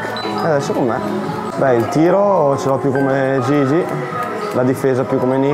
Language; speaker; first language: Italian; native; Italian